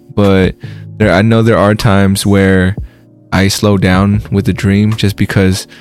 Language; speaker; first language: English; native; English